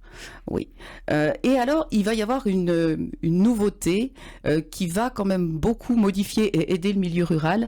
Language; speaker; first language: French; native; French